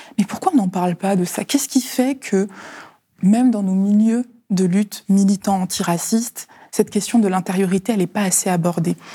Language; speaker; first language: French; early bilingual, other home language; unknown